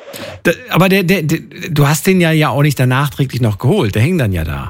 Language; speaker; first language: German; native; German